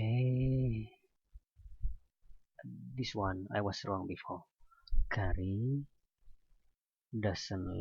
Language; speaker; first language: English; non-native, learner; Indonesian